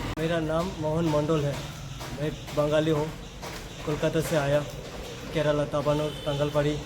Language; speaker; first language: Hindi; non-native, local second language; Bangla